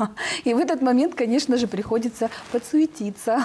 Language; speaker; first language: Russian; native; Russian